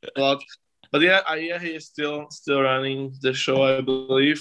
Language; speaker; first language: English; non-native, fluent; Slovak